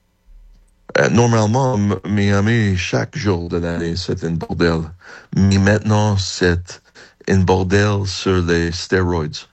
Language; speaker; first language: French; non-native, learner; English